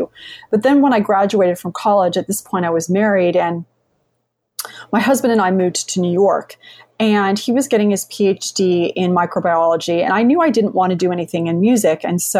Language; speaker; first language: English; native; English